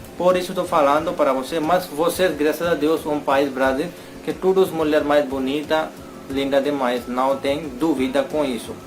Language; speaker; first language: Portuguese; non-native, learner; Hindi